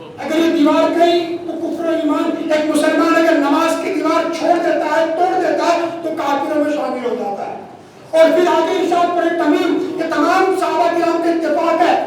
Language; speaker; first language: Urdu; non-native, local second language; Gujarati